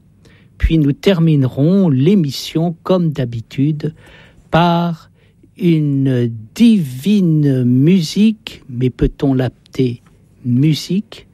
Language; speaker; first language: French; native; French